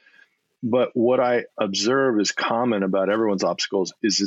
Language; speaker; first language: English; native; English